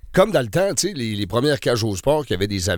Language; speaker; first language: French; native; French